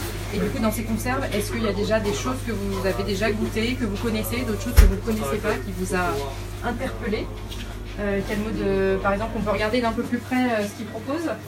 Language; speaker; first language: French; native; French